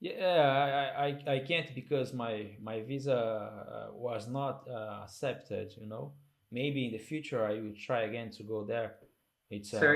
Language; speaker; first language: English; non-native, learner; Portuguese